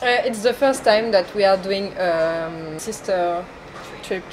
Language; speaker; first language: English; non-native, learner; French